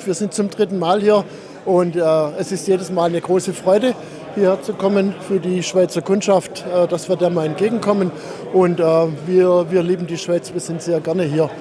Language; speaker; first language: German; native; German